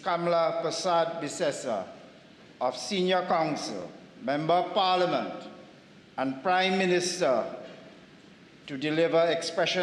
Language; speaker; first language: English; native; English